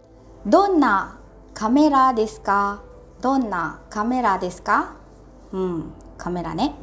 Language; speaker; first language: Japanese; non-native, fluent; Indonesian